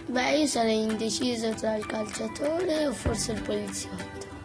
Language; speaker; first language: Italian; early bilingual, other home language; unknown